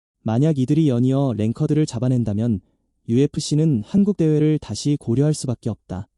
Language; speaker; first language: Korean; native; Korean